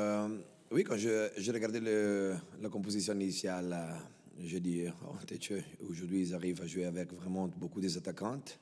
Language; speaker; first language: French; non-native, local second language; Italian